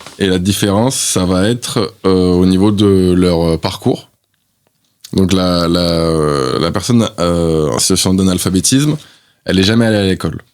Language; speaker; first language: French; native; French